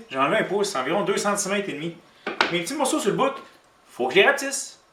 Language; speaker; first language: French; native; French